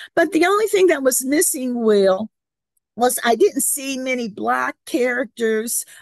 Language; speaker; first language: English; native; English